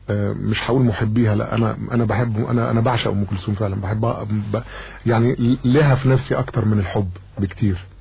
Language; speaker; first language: Arabic; native; Arabic